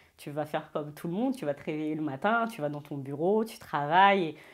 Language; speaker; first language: French; native; French